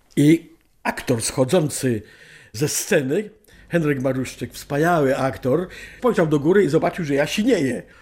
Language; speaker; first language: Polish; native; Polish